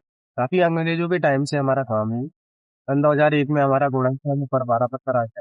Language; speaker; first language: Hindi; native; Hindi